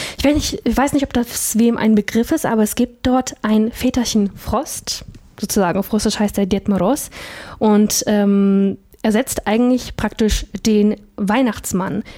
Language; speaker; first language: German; early bilingual, other home language; Russian